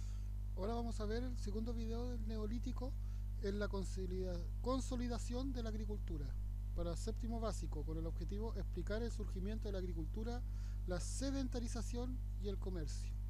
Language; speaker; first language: Spanish; native; Spanish